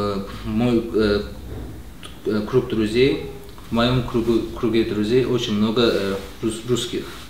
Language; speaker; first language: Russian; non-native, local second language; Azerbaijani